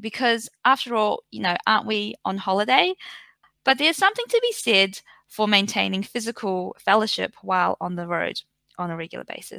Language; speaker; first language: English; native; English